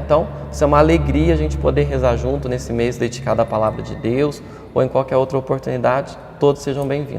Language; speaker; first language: Portuguese; native; Portuguese